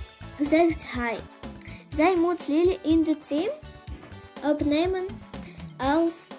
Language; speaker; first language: Dutch; non-native, learner; Russian